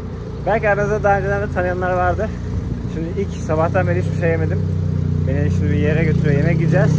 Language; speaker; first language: Turkish; native; Turkish